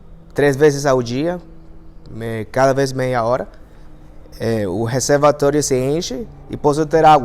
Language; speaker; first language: Portuguese; non-native, fluent; Spanish